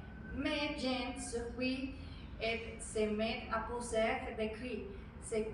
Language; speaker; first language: French; non-native, learner; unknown